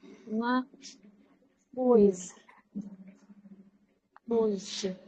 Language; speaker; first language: Russian; non-native, learner; Uzbek